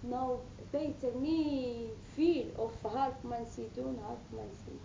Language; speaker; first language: Dutch; non-native, learner; Arabic